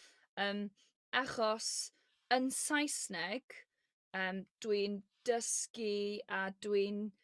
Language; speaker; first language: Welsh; non-native, learner; English